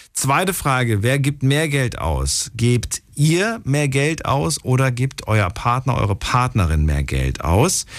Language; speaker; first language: German; non-native, fluent; Slovak